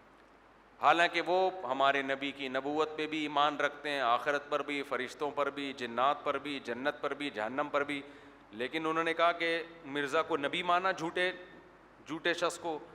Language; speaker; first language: Urdu; native; Urdu